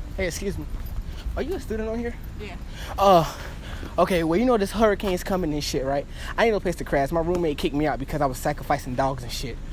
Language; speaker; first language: English; native; English